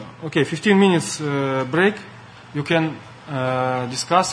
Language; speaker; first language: English; non-native, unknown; Russian